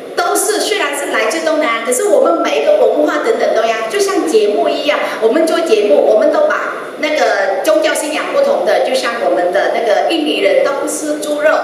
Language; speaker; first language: Chinese; non-native, fluent; Vietnamese